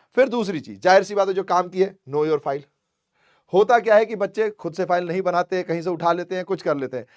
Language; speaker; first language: Hindi; native; Hindi